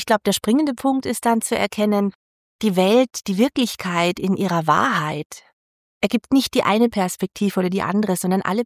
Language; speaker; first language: German; native; German